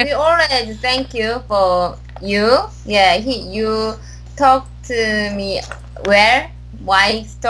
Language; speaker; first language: English; non-native, learner; Korean